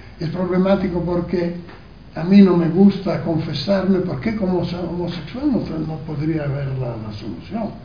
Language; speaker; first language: Spanish; non-native, fluent; Italian